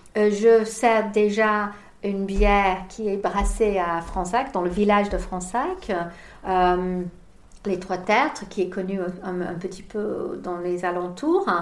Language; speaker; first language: French; non-native, fluent; English